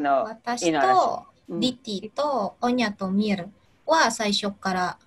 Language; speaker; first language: Japanese; non-native, fluent; Indonesian